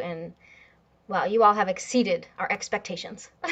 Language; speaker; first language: English; native; English